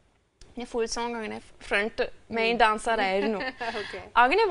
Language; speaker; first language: Malayalam; non-native, fluent; French